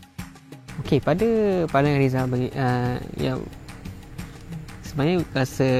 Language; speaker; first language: Malay; native; Malay